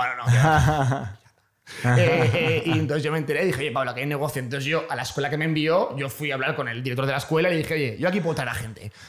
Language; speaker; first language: Spanish; native; Spanish